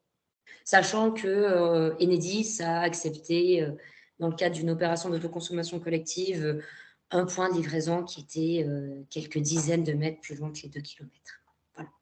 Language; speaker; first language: French; native; French